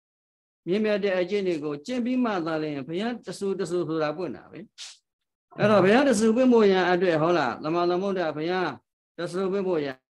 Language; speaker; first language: Burmese; native; Burmese